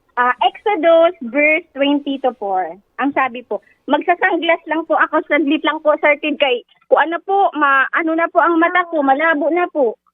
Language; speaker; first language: Filipino; non-native, local second language; Waray